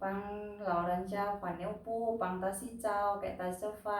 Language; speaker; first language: Chinese; non-native, learner; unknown